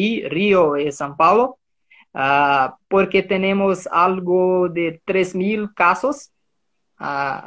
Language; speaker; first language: Spanish; non-native, fluent; Portuguese